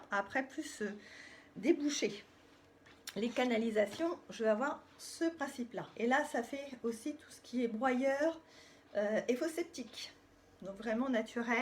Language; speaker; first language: French; native; French